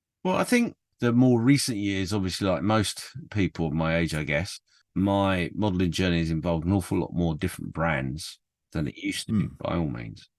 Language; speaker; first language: English; native; English